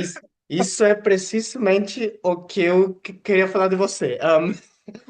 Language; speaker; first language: Portuguese; non-native, fluent; Spanish